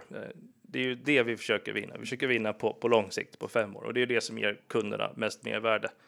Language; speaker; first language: Swedish; early bilingual, other home language; English